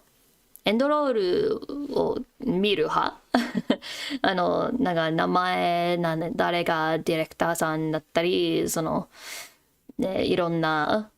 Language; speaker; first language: Japanese; non-native, fluent; English